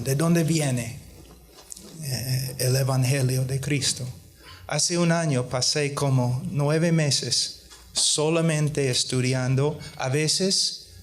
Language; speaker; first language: Spanish; non-native, fluent; English